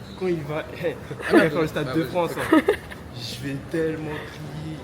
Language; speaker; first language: French; native; French